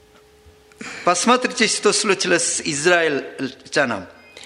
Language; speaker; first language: Russian; non-native, learner; Korean